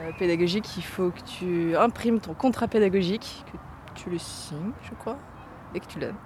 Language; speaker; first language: French; native; French